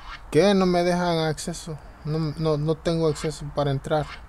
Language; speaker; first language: Spanish; native; Spanish